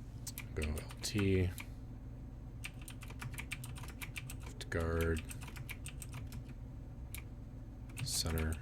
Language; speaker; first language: English; native; English